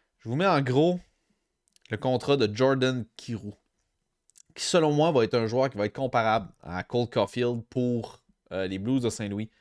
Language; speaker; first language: French; native; French